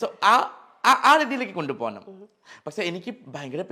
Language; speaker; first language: Malayalam; non-native, fluent; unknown